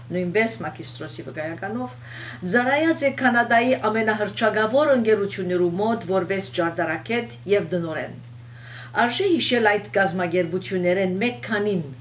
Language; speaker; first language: Armenian; early bilingual, heritage; Armenian